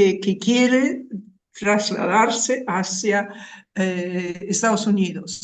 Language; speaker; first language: Spanish; non-native, fluent; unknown